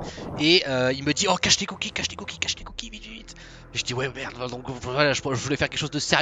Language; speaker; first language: French; native; French